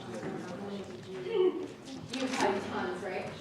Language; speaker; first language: English; native; English